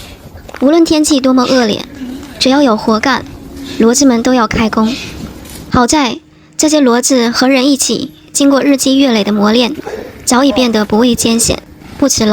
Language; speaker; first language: Chinese; native; Chinese